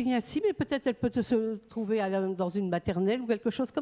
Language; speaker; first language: French; native; French